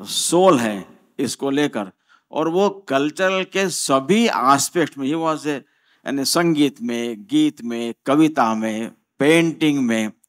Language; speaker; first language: Hindi; non-native, local second language; Marathi